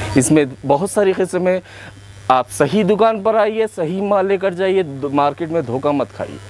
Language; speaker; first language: Hindi; non-native, local second language; Urdu